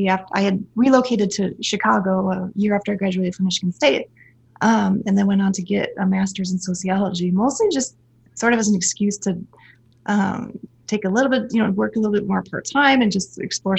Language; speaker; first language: English; native; English